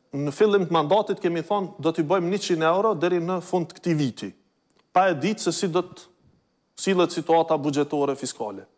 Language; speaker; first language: Albanian; native; Albanian